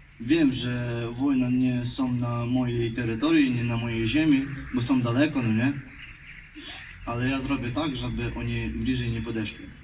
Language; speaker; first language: Polish; non-native, learner; Ukrainian